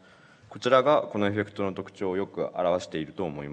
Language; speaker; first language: Japanese; native; Japanese